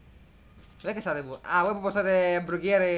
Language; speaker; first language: Italian; native; Italian